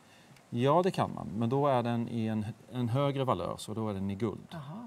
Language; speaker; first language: Swedish; native; Swedish